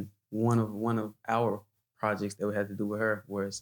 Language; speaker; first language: English; native; English